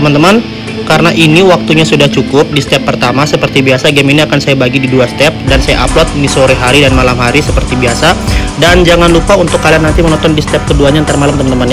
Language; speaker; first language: Indonesian; native; Indonesian